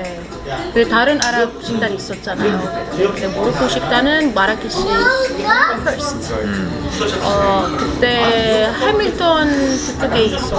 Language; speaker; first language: Korean; non-native, fluent; Arabic